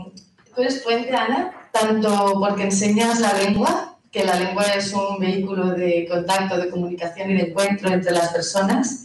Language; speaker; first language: Spanish; native; Spanish